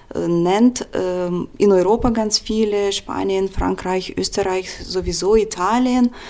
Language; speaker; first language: German; non-native, fluent; Russian